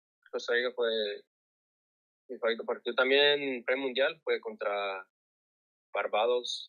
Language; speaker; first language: Spanish; early bilingual, heritage; Spanish